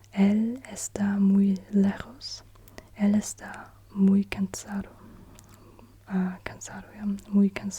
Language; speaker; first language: Spanish; non-native, learner; German